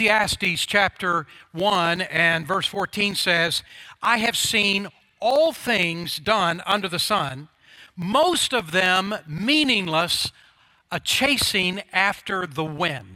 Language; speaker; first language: English; native; English